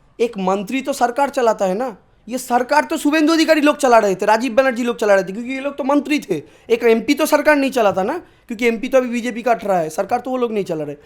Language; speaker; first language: Hindi; non-native, local second language; Bangla